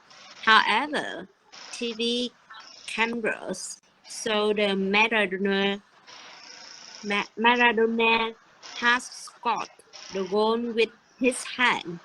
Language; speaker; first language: English; non-native, learner; Vietnamese